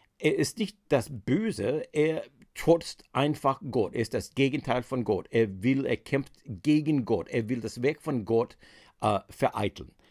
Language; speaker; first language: German; non-native, fluent; English